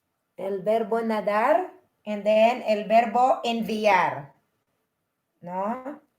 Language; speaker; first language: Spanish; non-native, fluent; Filipino